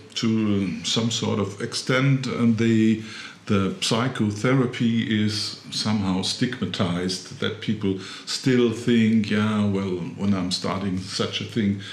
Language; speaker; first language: English; non-native, fluent; German